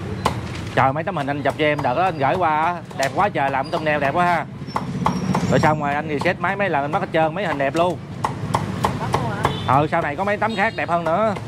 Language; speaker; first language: Vietnamese; native; Vietnamese